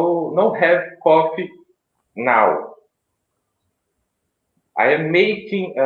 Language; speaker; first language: English; non-native, learner; Portuguese